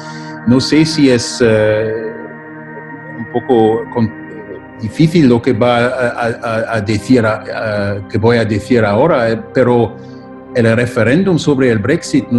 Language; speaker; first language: Spanish; non-native, fluent; German